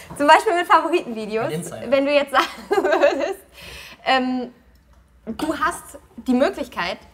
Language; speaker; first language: German; native; German